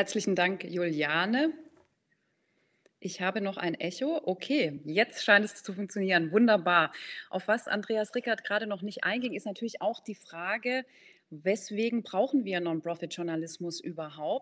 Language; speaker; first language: German; native; German